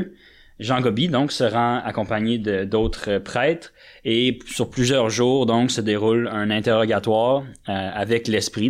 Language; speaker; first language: French; native; French